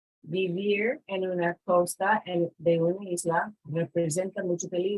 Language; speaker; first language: Spanish; non-native, fluent; English